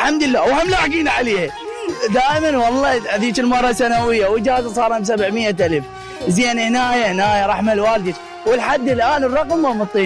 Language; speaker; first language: Arabic; native; Arabic